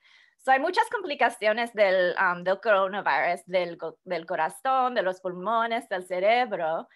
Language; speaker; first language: Spanish; non-native, fluent; English